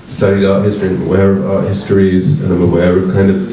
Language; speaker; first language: English; native; English